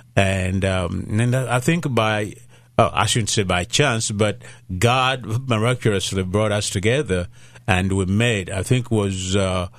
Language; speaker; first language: English; non-native, local second language; Ganda